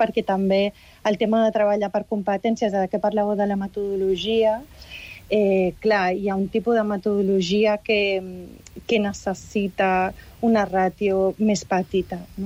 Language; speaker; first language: Catalan; native; Catalan